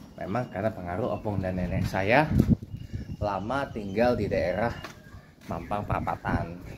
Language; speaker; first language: Indonesian; native; Indonesian